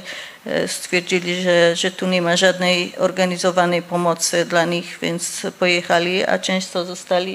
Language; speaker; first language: Polish; non-native, fluent; Persian